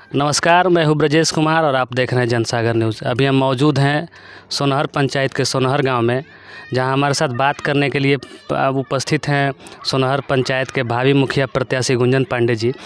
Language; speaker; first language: Hindi; native; Hindi